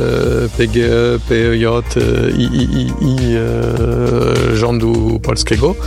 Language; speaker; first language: Polish; non-native, learner; French